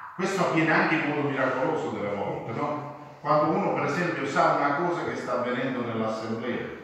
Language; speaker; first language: Italian; native; Italian